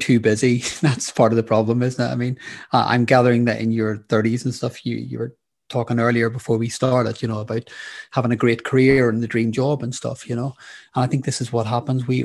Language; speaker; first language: English; native; English